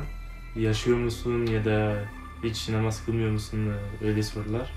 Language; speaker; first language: Turkish; early bilingual, heritage; Turkish